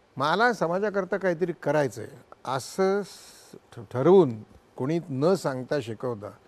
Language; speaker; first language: Marathi; native; Marathi